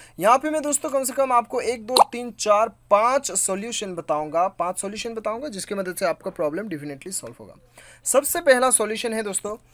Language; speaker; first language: Hindi; native; Hindi